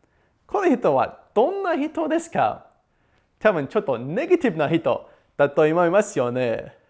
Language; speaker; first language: Japanese; non-native, learner; English